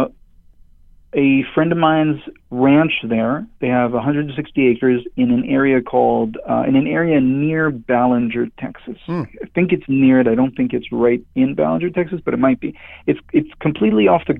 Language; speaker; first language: English; non-native, fluent; Hebrew